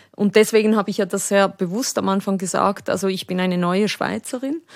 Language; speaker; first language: German; early bilingual, other home language; Spanish